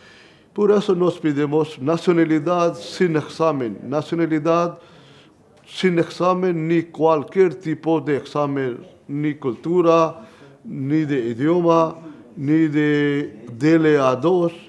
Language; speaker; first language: Spanish; non-native, learner; Punjabi